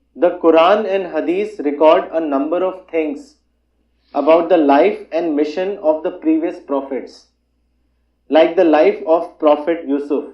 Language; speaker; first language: English; non-native, local second language; Urdu